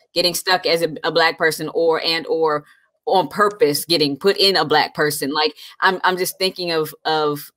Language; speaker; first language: English; native; English